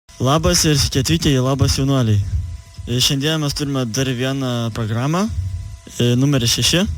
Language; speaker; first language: Lithuanian; non-native, fluent; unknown